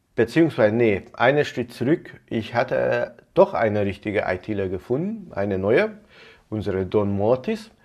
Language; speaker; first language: German; non-native, fluent; Hungarian